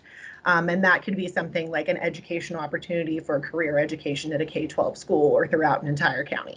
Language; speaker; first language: English; native; English